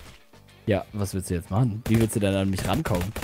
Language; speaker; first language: German; native; German